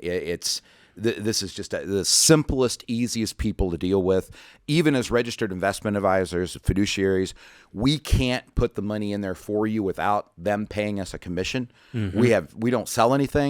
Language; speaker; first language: English; native; English